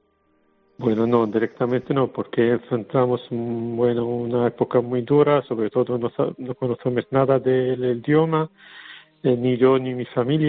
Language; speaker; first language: Spanish; non-native, learner; Arabic